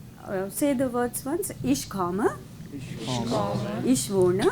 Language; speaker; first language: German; non-native, fluent; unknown